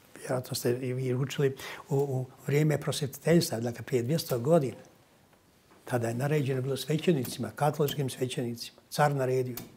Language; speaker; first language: Croatian; native; Croatian